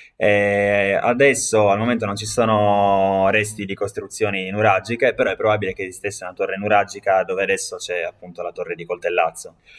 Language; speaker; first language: Italian; non-native, local second language; Sardinian